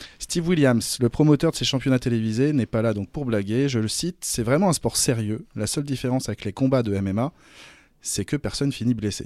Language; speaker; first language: French; native; French